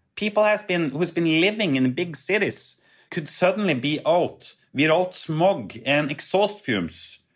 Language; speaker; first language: English; non-native, fluent; Norwegian